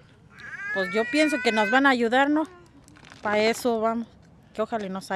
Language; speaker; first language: Spanish; native; Spanish